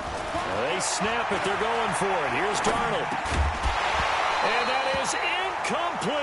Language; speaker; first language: English; native; English